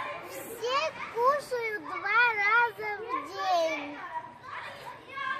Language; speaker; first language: Russian; non-native, learner; Armenian